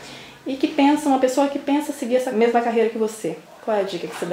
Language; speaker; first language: Portuguese; native; Portuguese